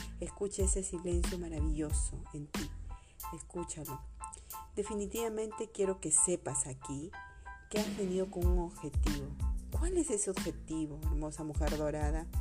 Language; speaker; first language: Spanish; native; Spanish